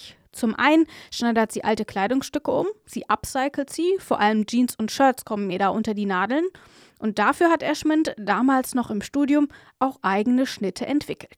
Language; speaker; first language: German; native; German